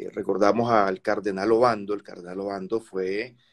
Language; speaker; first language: Spanish; native; Spanish